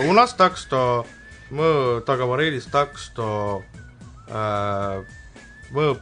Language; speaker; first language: Russian; non-native, learner; Estonian